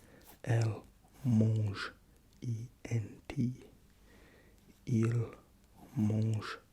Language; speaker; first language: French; non-native, learner; English